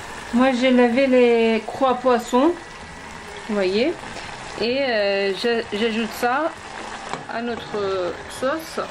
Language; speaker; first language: French; non-native, fluent; Persian